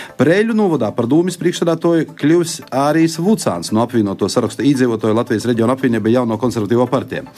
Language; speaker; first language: Latvian; native; Latvian